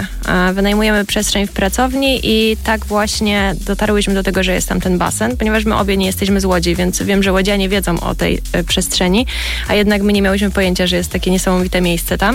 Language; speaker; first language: Polish; native; Polish